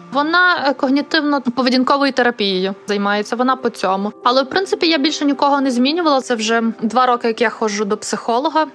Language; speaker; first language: Ukrainian; native; Ukrainian